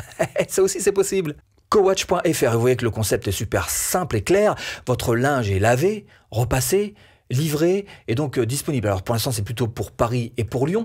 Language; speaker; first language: French; native; French